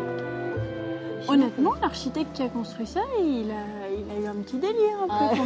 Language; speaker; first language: French; native; French